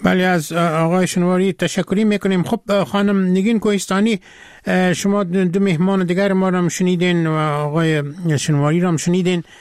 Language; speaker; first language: Persian; native; Persian